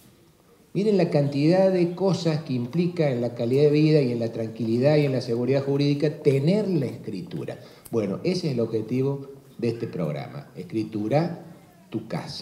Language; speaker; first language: Spanish; native; Spanish